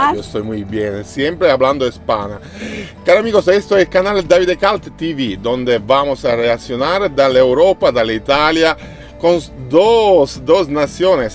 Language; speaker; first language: Spanish; non-native, learner; Italian